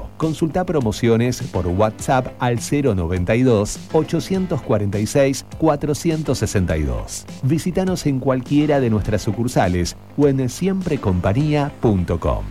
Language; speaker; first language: Spanish; native; Spanish